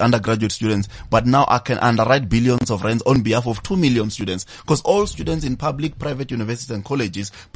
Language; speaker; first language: English; non-native, local second language; Venda